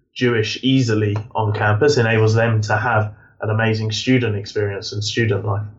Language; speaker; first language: English; native; English